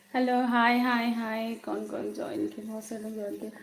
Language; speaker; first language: Hindi; non-native, local second language; Bangla